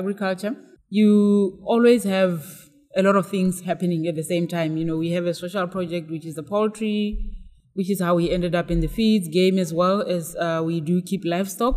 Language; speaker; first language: English; non-native, local second language; Tswana